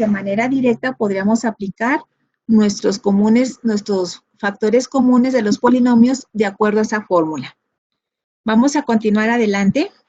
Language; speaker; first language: Spanish; native; Spanish